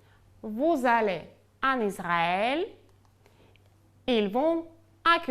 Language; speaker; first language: French; non-native, fluent; Ukrainian